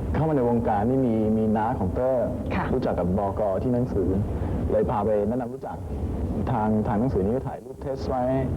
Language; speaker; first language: Thai; early bilingual, heritage; Danish